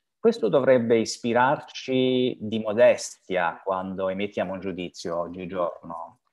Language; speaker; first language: Italian; non-native, fluent; French